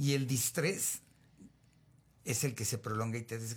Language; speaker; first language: Spanish; native; Spanish